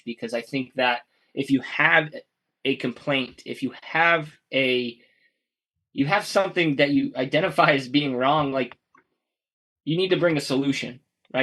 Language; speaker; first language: English; native; English